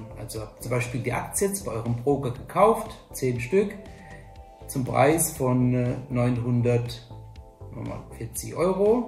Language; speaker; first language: German; native; German